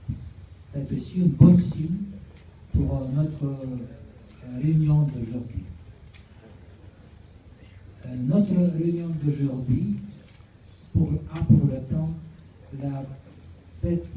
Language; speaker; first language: French; non-native, fluent; Russian